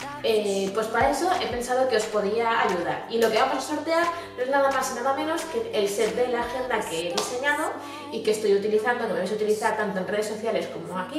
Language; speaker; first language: Spanish; native; Spanish